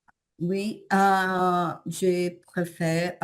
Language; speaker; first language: French; non-native, learner; Portuguese